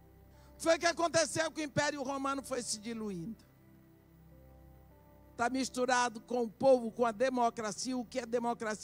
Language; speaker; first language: Portuguese; native; Portuguese